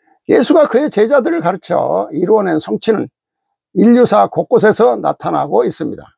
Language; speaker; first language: Korean; native; Korean